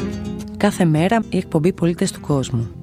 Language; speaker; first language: Greek; native; Greek